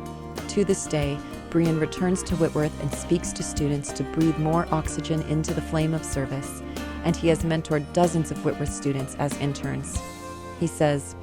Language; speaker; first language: English; native; English